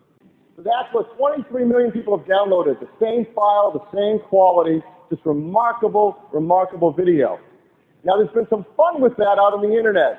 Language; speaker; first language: English; native; English